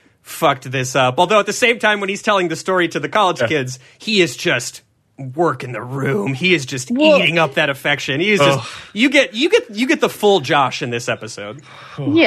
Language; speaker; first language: English; native; English